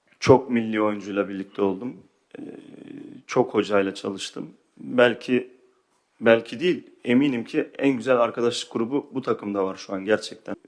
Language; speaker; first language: Turkish; early bilingual, heritage; Turkish